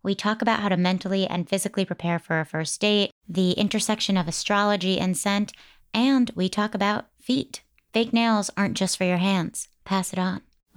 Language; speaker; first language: English; native; English